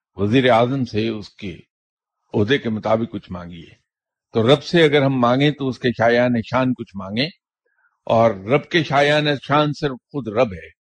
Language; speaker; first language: Urdu; non-native, local second language; Punjabi